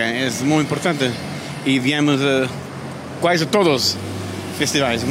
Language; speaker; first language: Spanish; non-native, learner; Portuguese